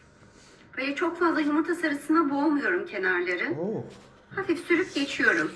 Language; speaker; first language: Turkish; native; Turkish